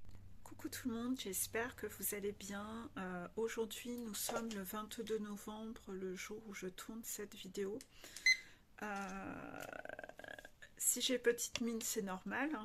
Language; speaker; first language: French; native; French